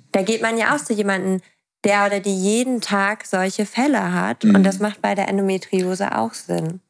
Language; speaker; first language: German; native; German